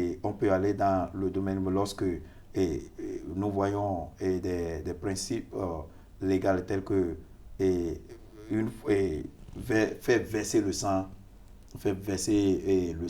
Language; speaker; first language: French; non-native, fluent; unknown